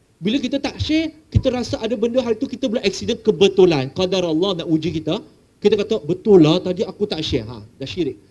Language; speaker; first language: Malay; non-native, local second language; Chinese